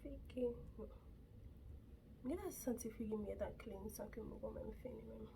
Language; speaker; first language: French; non-native, local second language; Haitian Creole